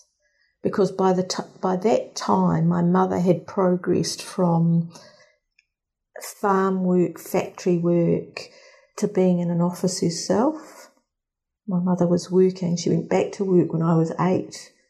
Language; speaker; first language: English; native; English